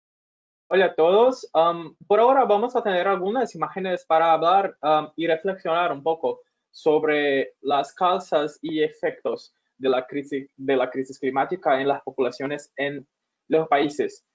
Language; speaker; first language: Spanish; non-native, fluent; Portuguese